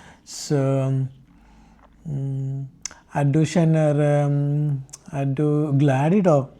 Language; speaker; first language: Swedish; non-native, learner; Malayalam